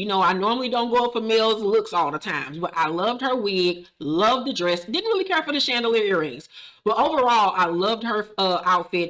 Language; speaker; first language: English; native; English